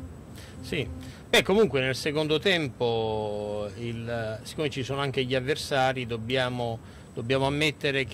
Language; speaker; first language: Italian; native; Italian